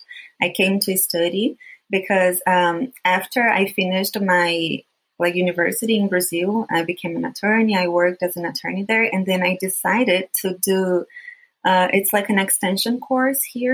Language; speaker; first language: English; non-native, fluent; Portuguese